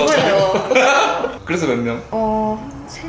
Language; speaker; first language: Korean; non-native, fluent; Vietnamese